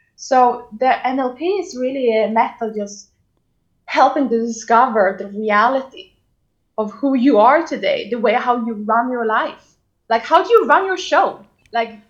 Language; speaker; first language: English; non-native, fluent; Swedish